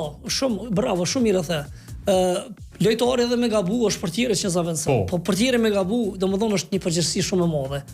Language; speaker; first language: Albanian; native; Albanian